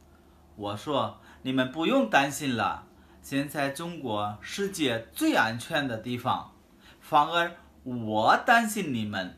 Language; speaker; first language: Chinese; non-native, fluent; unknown